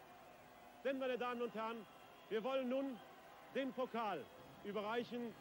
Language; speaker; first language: German; native; German